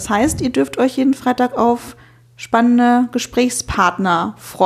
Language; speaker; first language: German; native; German